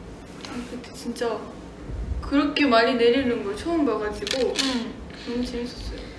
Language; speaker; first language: Korean; non-native, fluent; Japanese